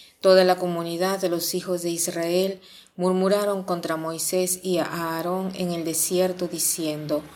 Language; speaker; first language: Spanish; non-native, fluent; Italian